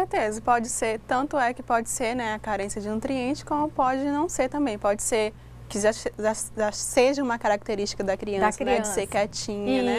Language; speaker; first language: Portuguese; native; Portuguese